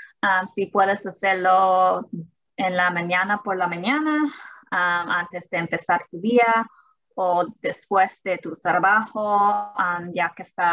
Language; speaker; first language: Spanish; early bilingual, heritage; English